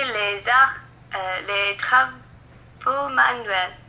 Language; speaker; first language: French; non-native, learner; English